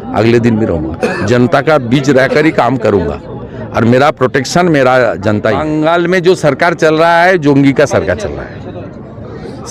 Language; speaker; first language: Hindi; non-native, local second language; Bangla